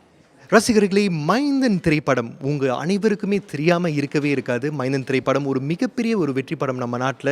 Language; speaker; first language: Tamil; native; Tamil